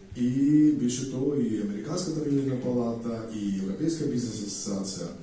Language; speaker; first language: Ukrainian; non-native, fluent; Georgian